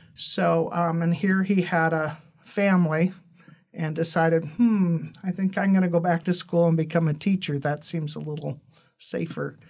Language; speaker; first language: English; native; English